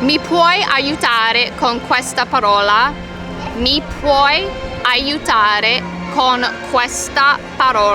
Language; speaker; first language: Italian; non-native, fluent; English